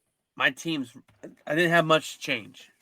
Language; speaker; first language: English; native; English